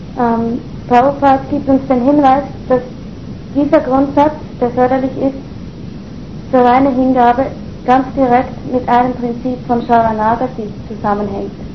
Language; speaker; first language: German; native; German